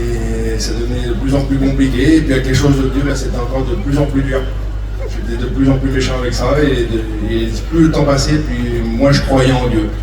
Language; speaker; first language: French; native; French